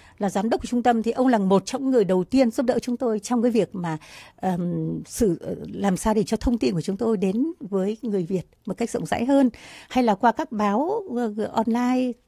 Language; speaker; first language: Vietnamese; native; Vietnamese